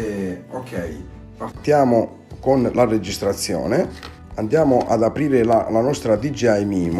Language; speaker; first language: Italian; native; Italian